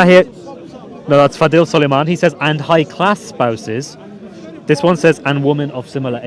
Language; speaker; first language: English; native; English